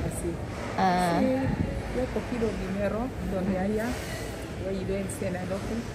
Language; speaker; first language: Spanish; non-native, learner; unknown